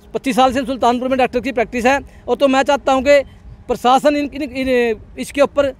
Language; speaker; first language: Hindi; native; Hindi